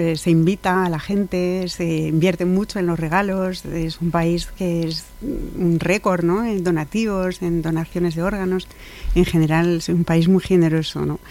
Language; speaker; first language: Spanish; non-native, fluent; French